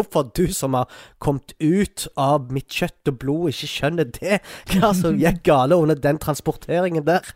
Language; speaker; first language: Norwegian; early bilingual, other home language; Arabic